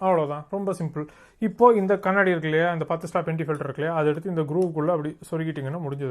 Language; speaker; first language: Tamil; native; Tamil